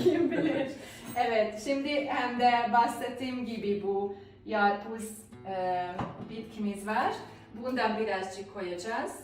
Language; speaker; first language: Turkish; non-native, fluent; Hungarian